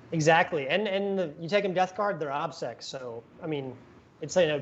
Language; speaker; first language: English; native; English